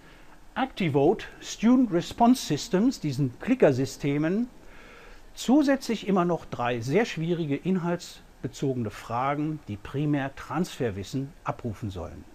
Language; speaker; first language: German; native; German